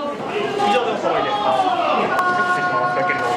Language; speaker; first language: Japanese; native; Japanese